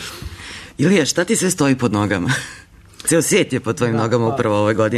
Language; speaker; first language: Serbian; native; Serbian